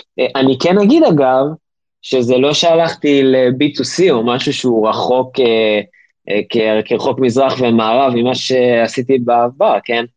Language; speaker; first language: Hebrew; native; Hebrew